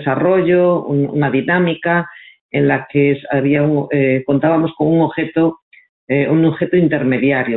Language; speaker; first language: Spanish; native; Spanish